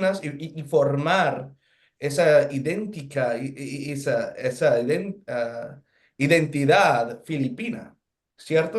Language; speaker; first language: Spanish; non-native, fluent; English